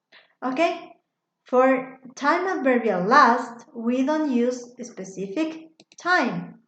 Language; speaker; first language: English; non-native, fluent; Spanish